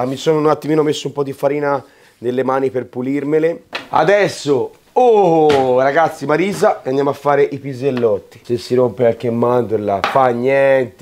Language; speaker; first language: Italian; native; Italian